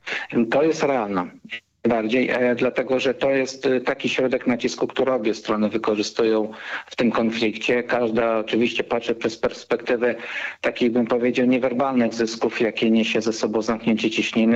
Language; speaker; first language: Polish; native; Polish